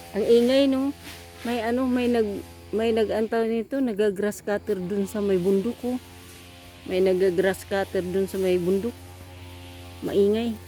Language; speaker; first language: Filipino; non-native, local second language; Cebuano